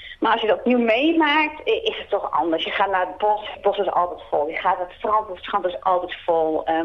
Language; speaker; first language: Dutch; native; Dutch